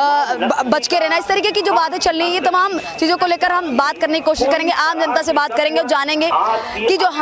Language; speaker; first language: Hindi; native; Hindi